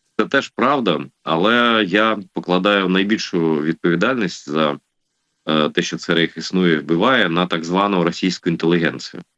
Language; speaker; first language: Ukrainian; non-native, local second language; Russian